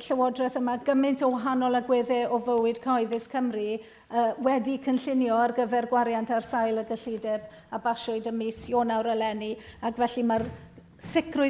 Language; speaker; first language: Welsh; native; Welsh